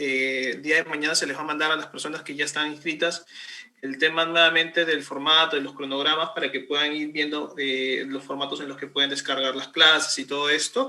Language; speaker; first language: Spanish; native; Spanish